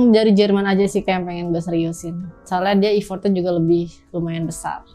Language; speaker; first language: Indonesian; native; Indonesian